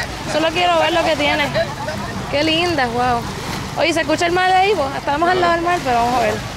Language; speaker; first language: Spanish; early bilingual, heritage; Spanish